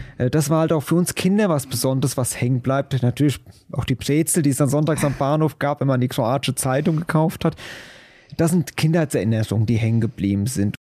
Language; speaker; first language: German; early bilingual, other home language; Croatian